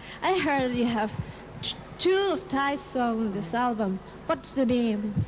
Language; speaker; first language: English; non-native, learner; Thai